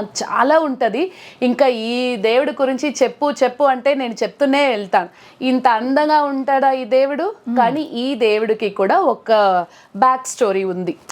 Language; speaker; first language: Telugu; non-native, local second language; Tamil